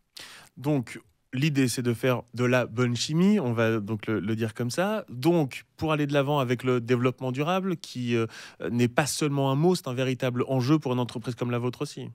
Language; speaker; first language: French; native; French